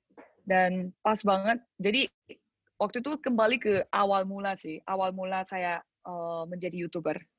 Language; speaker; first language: Indonesian; early bilingual, other home language; Korean